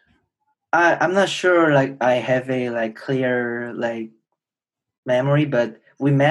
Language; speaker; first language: English; non-native, fluent; Korean